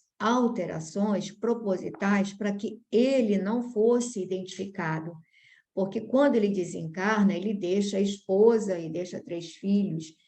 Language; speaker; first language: Portuguese; native; Portuguese